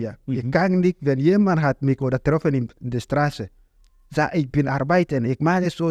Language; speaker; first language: German; non-native, learner; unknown